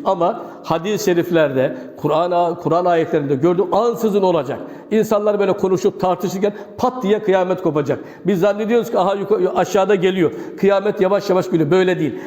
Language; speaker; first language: Turkish; native; Turkish